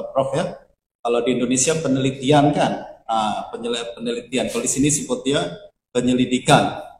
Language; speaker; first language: Indonesian; native; Indonesian